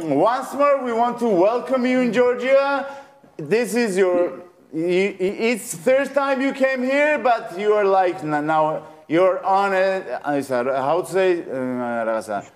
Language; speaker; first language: English; non-native, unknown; Georgian